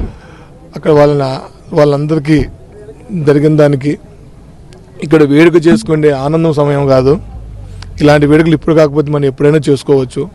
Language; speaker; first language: Telugu; native; Telugu